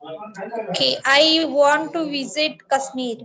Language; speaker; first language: English; non-native, learner; Marathi